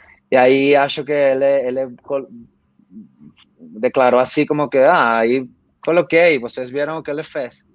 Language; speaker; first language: Portuguese; non-native, fluent; Spanish